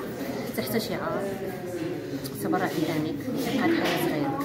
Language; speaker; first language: Arabic; native; Arabic